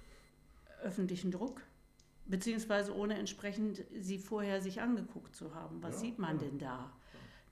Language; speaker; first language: German; native; German